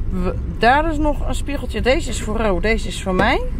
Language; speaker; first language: Dutch; native; Dutch